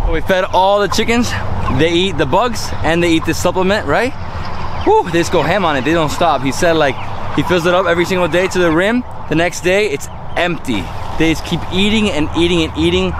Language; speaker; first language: English; native; English